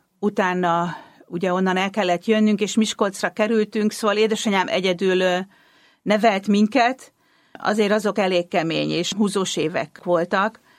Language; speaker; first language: Hungarian; native; Hungarian